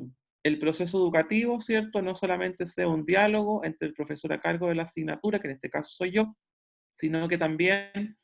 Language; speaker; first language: Spanish; native; Spanish